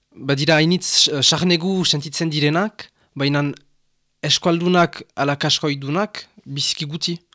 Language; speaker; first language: Basque; non-native, local second language; French